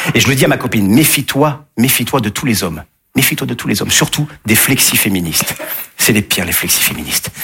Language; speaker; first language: French; native; French